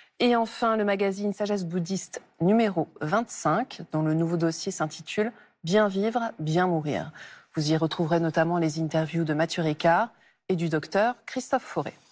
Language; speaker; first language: French; native; French